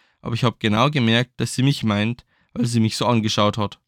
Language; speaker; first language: German; native; German